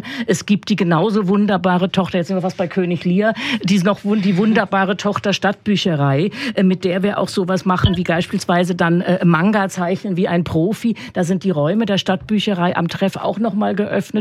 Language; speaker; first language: German; native; German